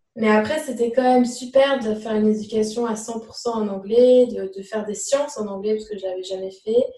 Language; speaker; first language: French; native; French